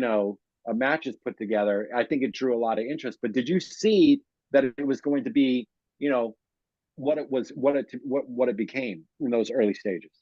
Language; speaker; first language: English; native; English